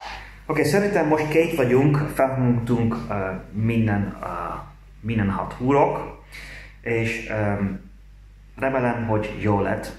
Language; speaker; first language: Hungarian; non-native, learner; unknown